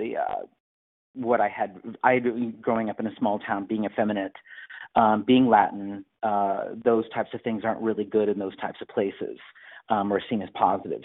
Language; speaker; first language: English; native; English